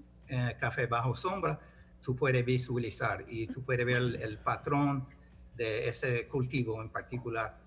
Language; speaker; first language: Spanish; non-native, fluent; English